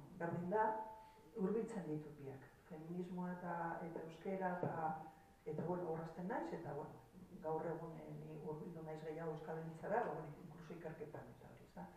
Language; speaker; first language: Basque; non-native, local second language; Spanish